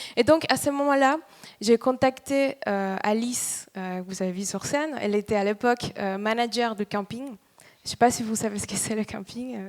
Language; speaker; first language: French; non-native, fluent; Spanish